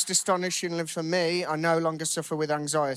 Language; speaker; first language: English; native; English